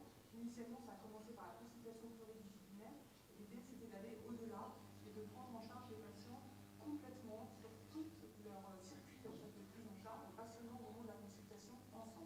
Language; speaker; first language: French; native; French